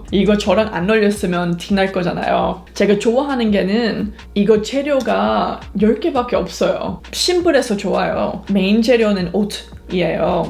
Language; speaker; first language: Korean; non-native, fluent; English